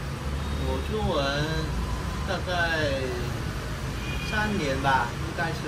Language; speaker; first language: Chinese; non-native, learner; Vietnamese